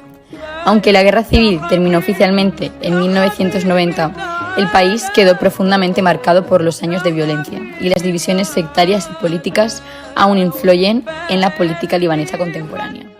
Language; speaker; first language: Spanish; native; Spanish